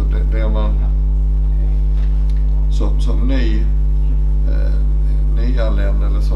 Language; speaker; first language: Swedish; native; Swedish